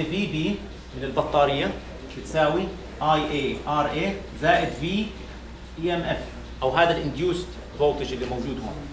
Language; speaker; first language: Arabic; native; Arabic